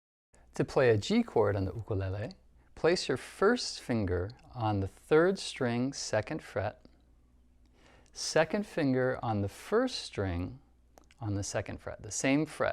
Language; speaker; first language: English; native; English